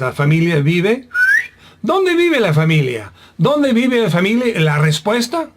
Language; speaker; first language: Spanish; non-native, fluent; English